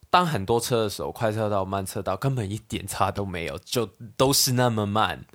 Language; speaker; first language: Chinese; non-native, local second language; Cantonese